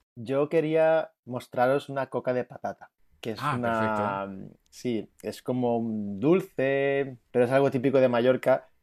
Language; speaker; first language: Spanish; native; Spanish